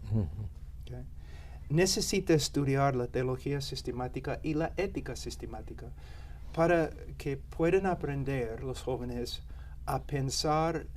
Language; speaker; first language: Spanish; non-native, fluent; English